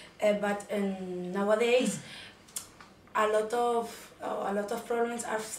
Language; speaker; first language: English; non-native, learner; Spanish